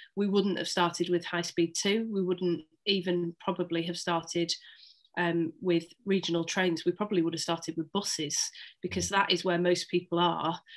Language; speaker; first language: English; native; English